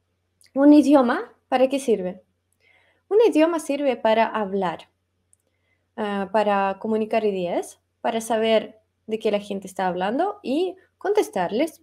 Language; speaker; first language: Spanish; non-native, fluent; Russian